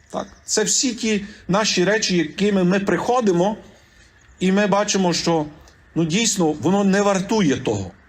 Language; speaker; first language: Ukrainian; native; Ukrainian